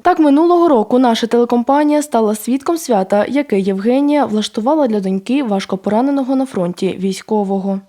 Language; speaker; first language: Ukrainian; native; Ukrainian